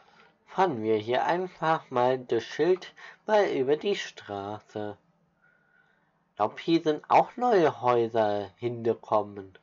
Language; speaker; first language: German; native; German